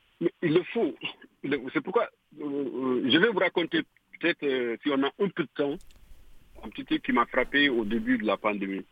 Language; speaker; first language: French; non-native, local second language; Fula